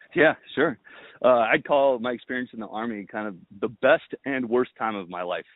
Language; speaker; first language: English; early bilingual, other home language; Romanian